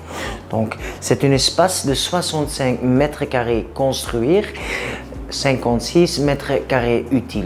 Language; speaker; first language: French; non-native, learner; Spanish